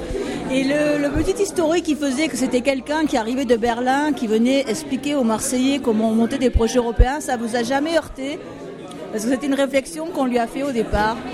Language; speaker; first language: French; native; French